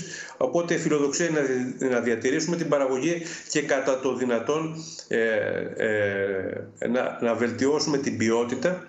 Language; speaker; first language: Greek; native; Greek